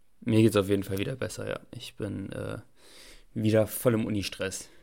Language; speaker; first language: German; native; German